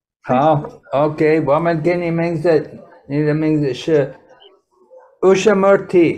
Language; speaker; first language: Chinese; non-native, learner; English